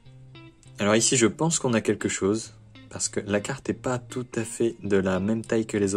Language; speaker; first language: French; native; French